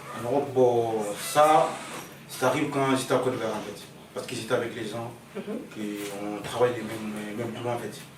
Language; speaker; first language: French; non-native, local second language; Soninke